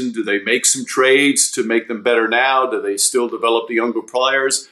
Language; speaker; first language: English; native; English